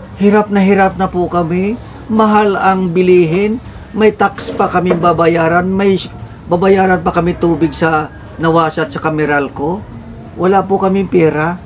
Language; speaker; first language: Filipino; non-native, local second language; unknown